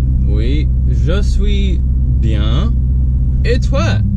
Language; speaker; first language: French; non-native, learner; English